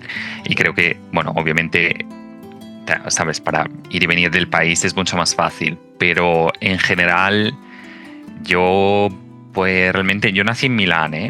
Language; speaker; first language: Spanish; non-native, fluent; Italian